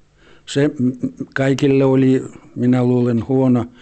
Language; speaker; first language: Finnish; early bilingual, heritage; Finnish